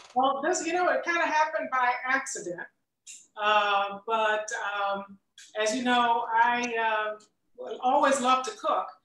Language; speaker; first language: English; native; English